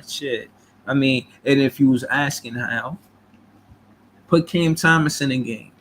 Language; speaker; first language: English; native; English